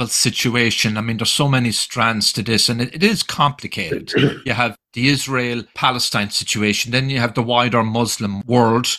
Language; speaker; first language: English; native; English